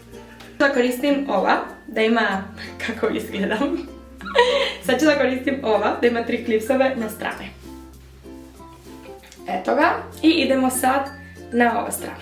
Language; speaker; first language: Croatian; early bilingual, heritage; Spanish